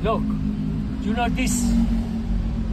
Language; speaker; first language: English; non-native, learner; Spanish